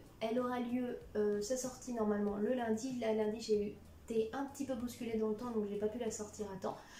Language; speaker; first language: French; native; French